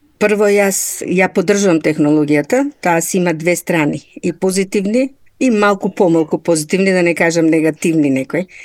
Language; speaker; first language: Macedonian; native; Macedonian